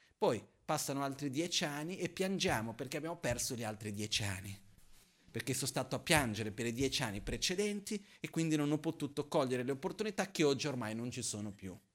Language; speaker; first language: Italian; non-native, fluent; Portuguese